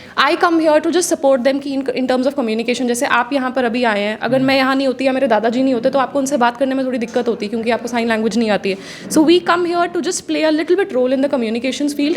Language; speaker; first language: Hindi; non-native, local second language; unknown